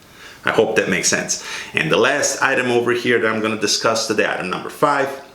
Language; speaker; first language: English; native; English